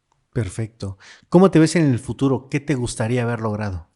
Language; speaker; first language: Spanish; native; Spanish